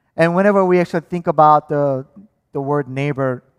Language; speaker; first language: English; early bilingual, other home language; Korean